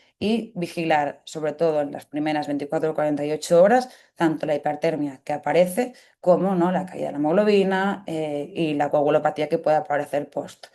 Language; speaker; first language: Spanish; native; Spanish